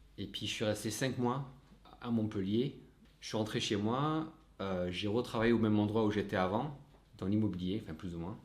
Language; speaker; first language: French; non-native, fluent; English